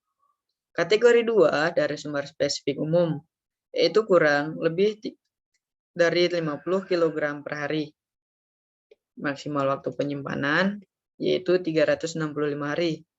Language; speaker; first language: Indonesian; native; Indonesian